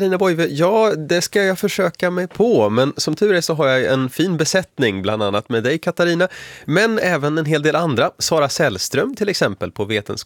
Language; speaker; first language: Swedish; native; Swedish